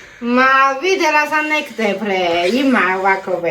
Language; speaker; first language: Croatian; non-native, learner; Chinese